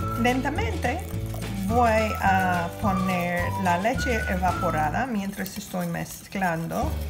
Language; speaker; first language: Spanish; non-native, fluent; English